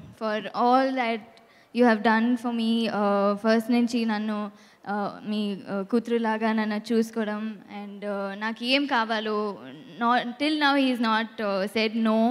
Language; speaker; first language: Telugu; non-native, learner; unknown